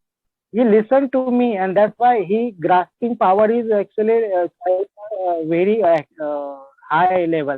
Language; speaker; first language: English; non-native, learner; Marathi